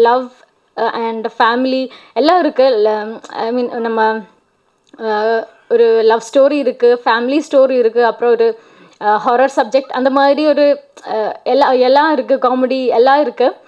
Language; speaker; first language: Tamil; non-native, learner; Malayalam